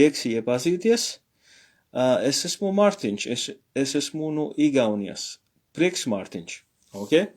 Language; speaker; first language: Latvian; non-native, learner; Morisyen